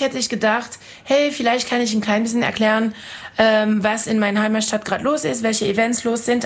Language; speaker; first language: German; non-native, fluent; French